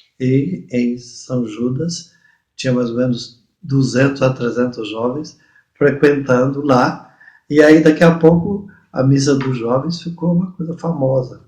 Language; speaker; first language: Portuguese; native; Portuguese